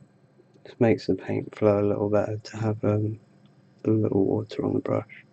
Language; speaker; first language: English; native; English